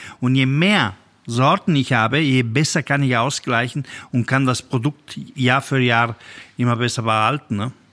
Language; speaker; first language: German; non-native, fluent; Italian